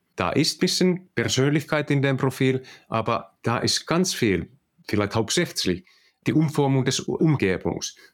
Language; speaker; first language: German; non-native, fluent; Finnish